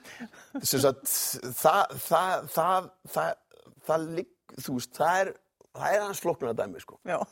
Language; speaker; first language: Icelandic; native; Icelandic